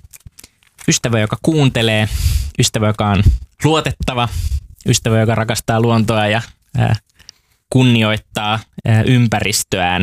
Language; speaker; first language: Finnish; native; Finnish